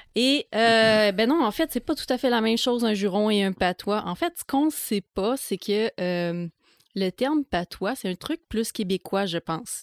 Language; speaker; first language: French; native; French